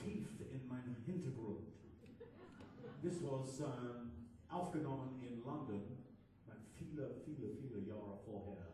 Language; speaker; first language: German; non-native, learner; English